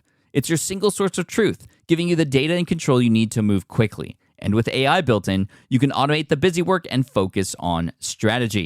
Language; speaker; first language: English; native; English